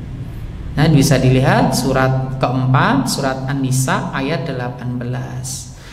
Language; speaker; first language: Indonesian; non-native, local second language; Javanese